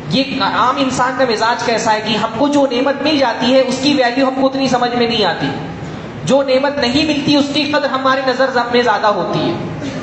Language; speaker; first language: Urdu; native; Urdu